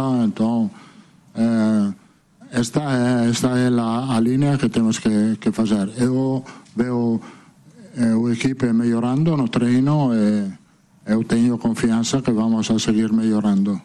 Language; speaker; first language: Portuguese; non-native, fluent; Italian